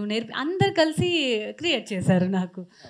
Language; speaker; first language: Telugu; non-native, fluent; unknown